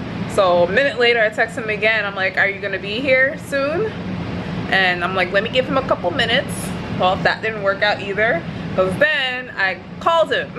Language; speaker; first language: English; native; English